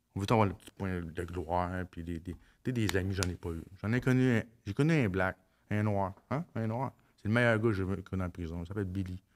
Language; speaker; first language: French; native; French